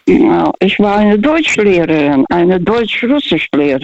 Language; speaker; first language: German; non-native, fluent; Russian